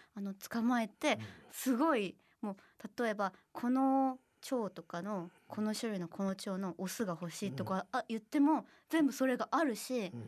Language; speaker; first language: Japanese; non-native, fluent; Korean